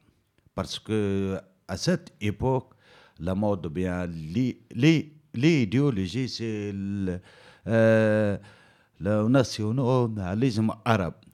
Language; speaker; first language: French; non-native, learner; Berber languages